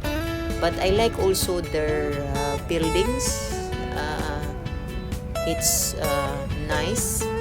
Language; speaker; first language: English; non-native, local second language; Cebuano